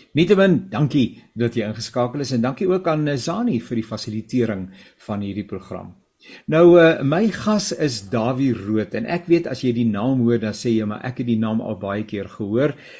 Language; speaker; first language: Afrikaans; native; Afrikaans